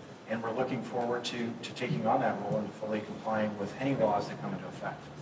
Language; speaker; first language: English; native; English